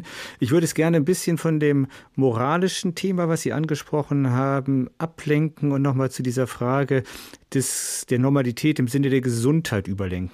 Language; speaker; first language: German; native; German